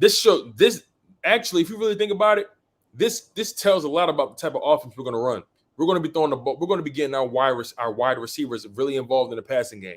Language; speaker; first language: English; native; English